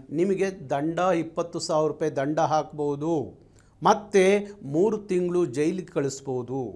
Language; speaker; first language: Kannada; native; Kannada